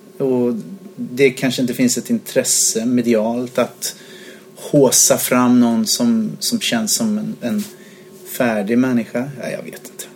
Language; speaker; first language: Swedish; native; Swedish